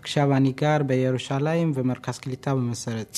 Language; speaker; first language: Hebrew; non-native, learner; Amharic